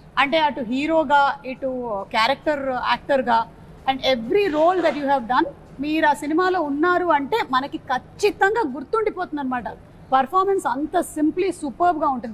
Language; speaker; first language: Telugu; native; Telugu